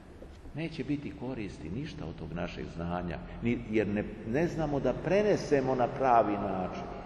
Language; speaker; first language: Serbian; native; Serbian